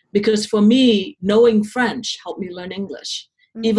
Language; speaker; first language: English; non-native, fluent; Vietnamese